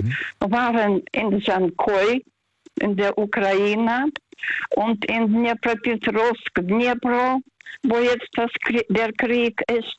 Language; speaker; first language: German; non-native, fluent; Russian